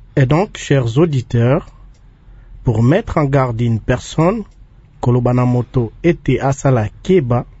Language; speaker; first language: French; non-native, local second language; Lingala